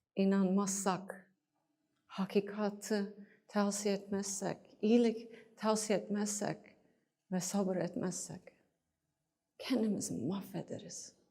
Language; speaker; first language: Turkish; non-native, fluent; English